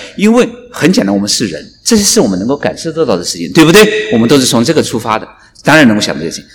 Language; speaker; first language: Chinese; native; Chinese